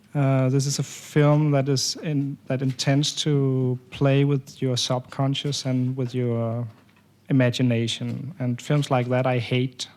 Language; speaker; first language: English; non-native, fluent; Danish